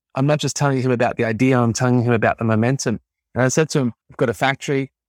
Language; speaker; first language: English; native; English